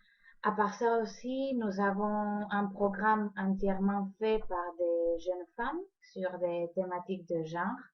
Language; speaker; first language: French; non-native, fluent; Spanish